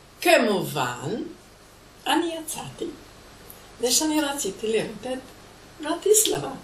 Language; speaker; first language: Hebrew; non-native, fluent; Hungarian